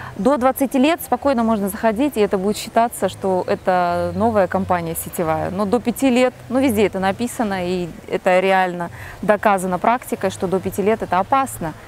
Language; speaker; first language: Russian; non-native, local second language; Kazakh